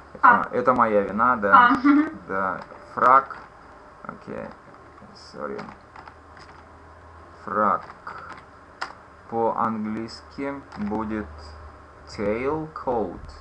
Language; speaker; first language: Russian; native; Russian